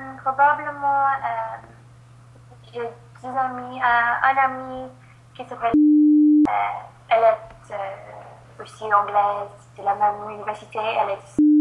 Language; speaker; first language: French; non-native, learner; English